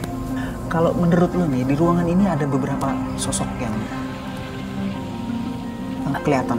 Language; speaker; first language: Indonesian; native; Indonesian